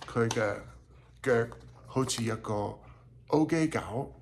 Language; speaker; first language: Cantonese; non-native, learner; English